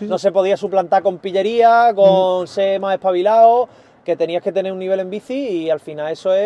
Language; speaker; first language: Spanish; native; Spanish